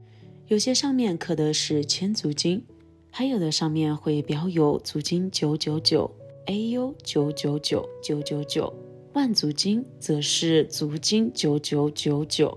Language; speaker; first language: Chinese; native; Chinese